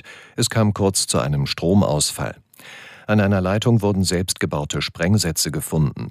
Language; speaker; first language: German; native; German